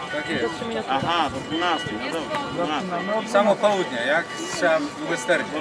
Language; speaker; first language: Polish; native; Polish